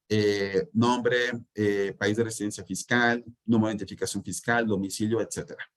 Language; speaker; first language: Spanish; native; Spanish